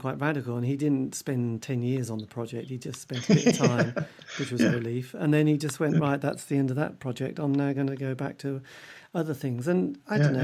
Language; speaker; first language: English; native; English